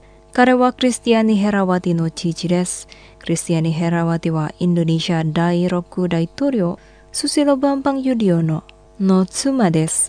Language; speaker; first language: Japanese; non-native, fluent; Indonesian